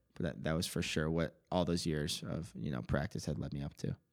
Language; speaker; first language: English; native; English